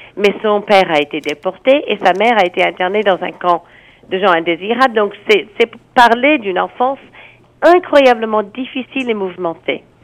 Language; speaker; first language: French; non-native, fluent; English